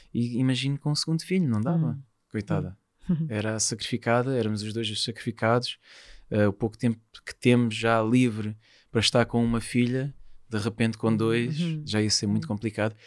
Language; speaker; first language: Portuguese; native; Portuguese